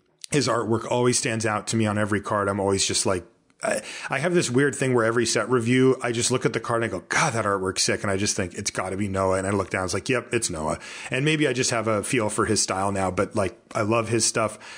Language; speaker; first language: English; native; English